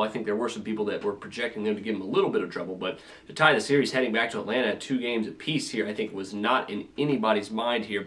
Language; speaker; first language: English; native; English